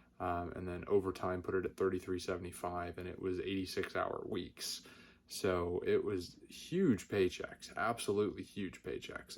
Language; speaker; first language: English; native; English